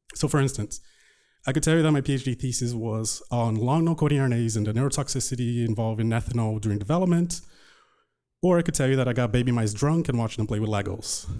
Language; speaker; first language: English; non-native, fluent; Portuguese